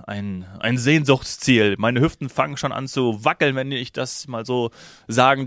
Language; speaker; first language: German; native; German